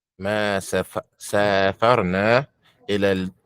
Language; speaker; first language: Arabic; non-native, learner; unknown